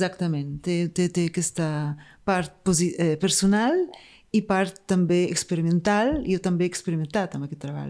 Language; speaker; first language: Catalan; non-native, fluent; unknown